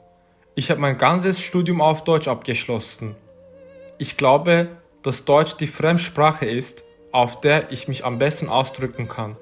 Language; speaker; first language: German; non-native, fluent; Turkish